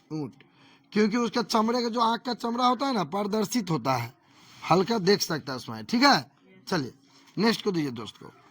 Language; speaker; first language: Hindi; native; Hindi